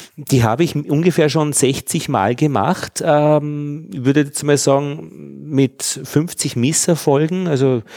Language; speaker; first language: German; native; German